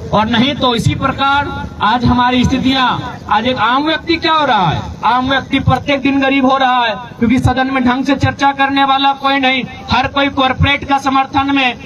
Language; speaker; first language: Hindi; native; Hindi